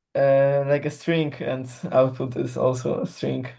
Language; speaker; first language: English; non-native, learner; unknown